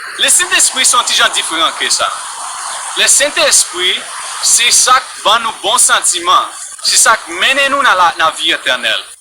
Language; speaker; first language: Haitian Creole; non-native, fluent; English